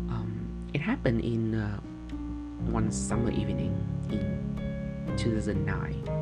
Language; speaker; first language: English; non-native, fluent; Vietnamese